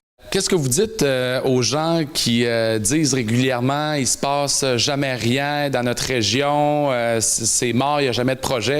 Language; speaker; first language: French; native; French